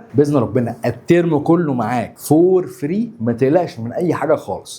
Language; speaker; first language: Arabic; native; Arabic